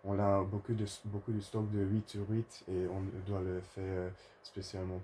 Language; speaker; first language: French; non-native, learner; Dutch